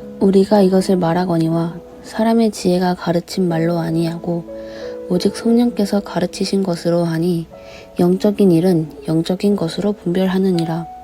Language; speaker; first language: Korean; native; Korean